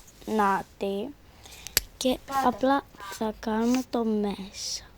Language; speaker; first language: Greek; native; Greek